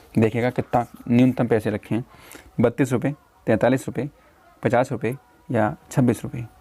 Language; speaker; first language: Hindi; native; Hindi